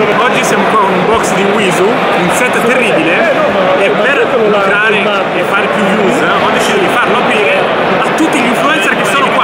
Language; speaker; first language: Italian; native; Italian